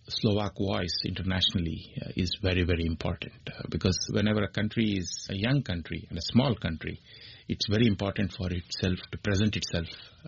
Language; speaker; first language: English; non-native, local second language; Kannada